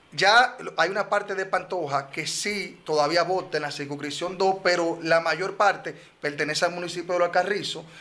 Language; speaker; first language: Spanish; native; Spanish